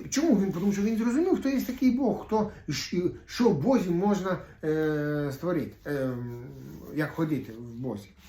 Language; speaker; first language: Ukrainian; non-native, local second language; Russian